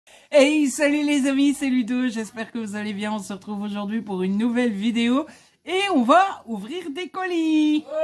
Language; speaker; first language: French; native; French